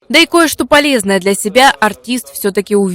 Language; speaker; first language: Russian; native; Russian